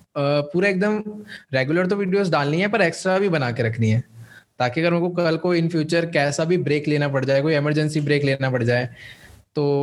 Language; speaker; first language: Hindi; native; Hindi